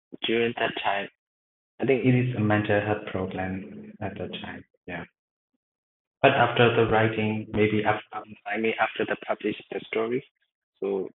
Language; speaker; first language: English; non-native, learner; Burmese